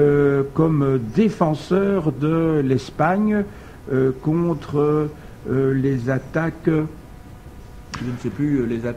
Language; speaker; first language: French; native; French